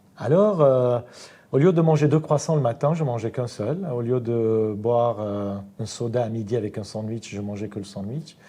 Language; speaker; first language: French; non-native, fluent; Armenian